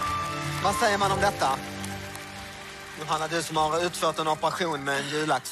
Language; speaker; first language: Swedish; native; Swedish